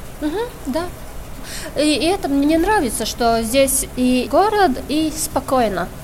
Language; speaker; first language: Russian; non-native, local second language; Latvian